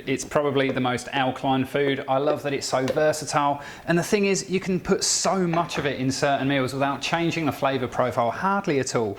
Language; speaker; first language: English; native; English